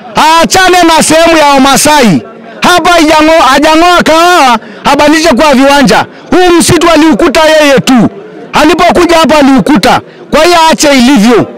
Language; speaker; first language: Swahili; non-native, local second language; Masai